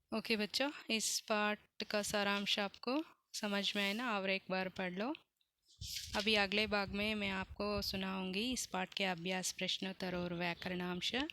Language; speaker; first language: Hindi; non-native, local second language; Kannada